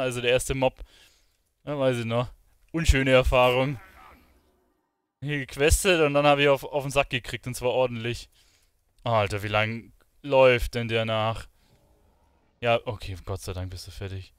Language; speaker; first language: German; native; German